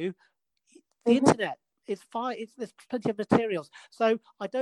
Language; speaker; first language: English; native; English